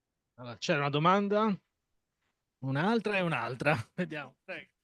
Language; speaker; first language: Italian; native; Italian